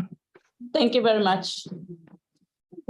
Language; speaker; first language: English; non-native, learner; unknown